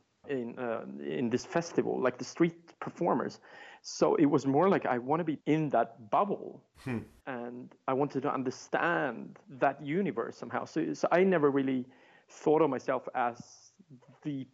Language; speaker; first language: English; non-native, fluent; Swedish